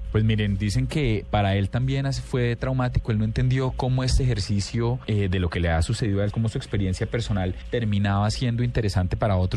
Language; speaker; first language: Spanish; native; Spanish